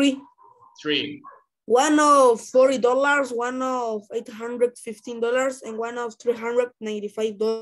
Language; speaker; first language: English; non-native, learner; Spanish